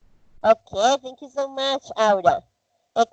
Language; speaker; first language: English; non-native, learner; Spanish